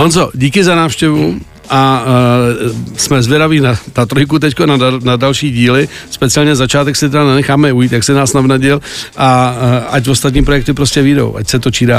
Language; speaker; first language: Czech; native; Czech